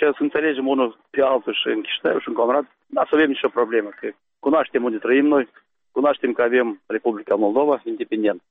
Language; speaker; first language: Romanian; non-native, local second language; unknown